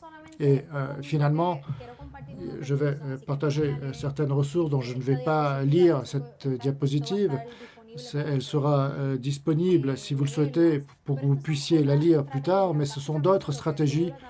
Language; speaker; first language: French; native; French